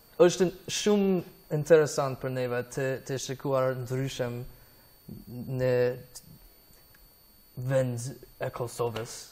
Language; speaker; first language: Albanian; non-native, learner; English